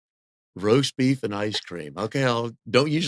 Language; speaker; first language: English; native; English